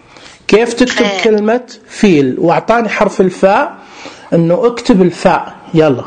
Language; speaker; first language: Arabic; native; Arabic